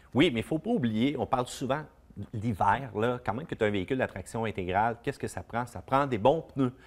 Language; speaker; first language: French; native; French